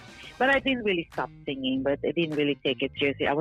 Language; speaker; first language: English; non-native, local second language; Filipino